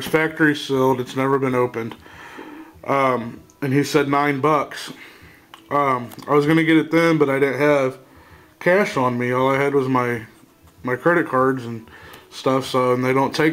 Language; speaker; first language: English; native; English